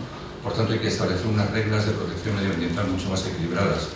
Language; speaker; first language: Spanish; native; Spanish